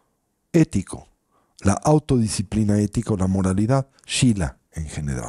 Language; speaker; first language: Spanish; native; Spanish